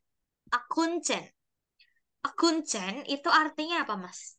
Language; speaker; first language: Indonesian; native; Indonesian